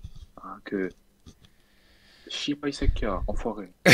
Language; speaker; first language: Korean; non-native, learner; French